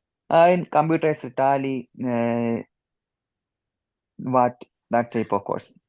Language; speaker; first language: English; non-native, learner; Malayalam